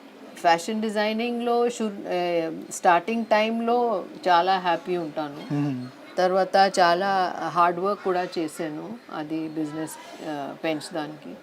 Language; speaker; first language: Telugu; non-native, fluent; Hindi